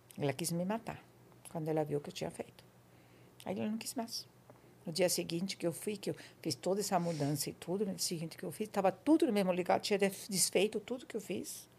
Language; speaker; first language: Portuguese; non-native, fluent; Spanish